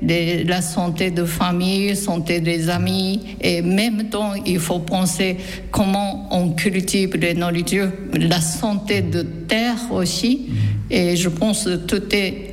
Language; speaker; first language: French; non-native, fluent; Japanese